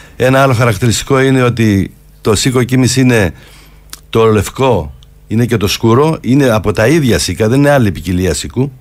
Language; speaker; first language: Greek; native; Greek